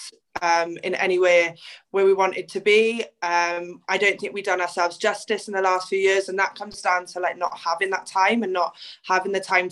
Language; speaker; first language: English; native; English